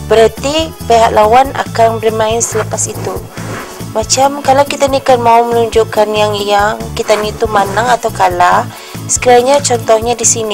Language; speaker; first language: Malay; native; Malay